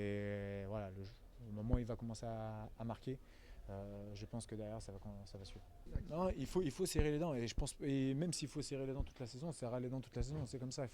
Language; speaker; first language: French; native; French